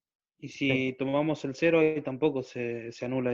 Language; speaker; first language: Spanish; native; Spanish